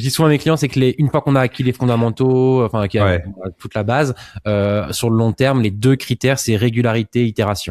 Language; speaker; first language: French; native; French